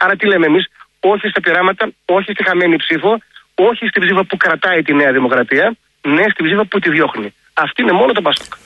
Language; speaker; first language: Greek; native; Greek